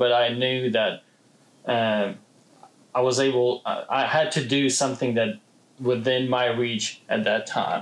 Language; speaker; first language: English; non-native, fluent; Ukrainian